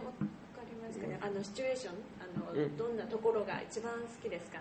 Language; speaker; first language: Japanese; native; Japanese